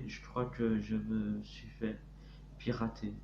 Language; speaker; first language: French; native; French